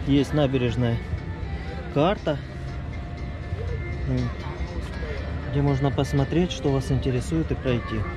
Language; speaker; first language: Russian; native; Russian